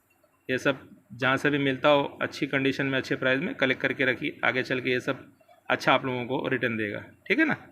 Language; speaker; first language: Hindi; native; Hindi